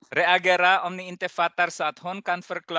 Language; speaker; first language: Swedish; non-native, fluent; Arabic